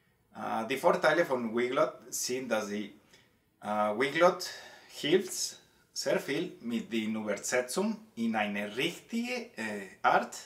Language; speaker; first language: German; non-native, learner; Spanish